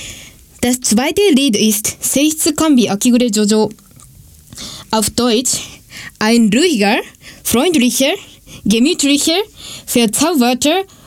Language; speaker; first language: German; non-native, learner; Japanese